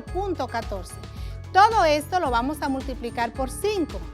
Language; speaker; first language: Spanish; native; Spanish